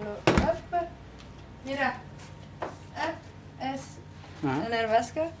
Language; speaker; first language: Spanish; non-native, learner; French